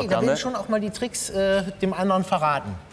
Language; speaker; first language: German; native; German